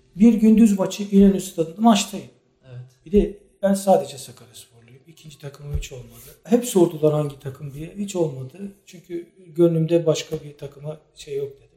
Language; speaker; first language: Turkish; native; Turkish